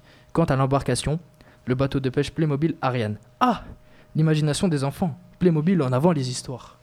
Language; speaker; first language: French; native; French